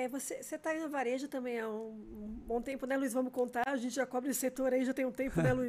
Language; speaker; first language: Portuguese; native; Portuguese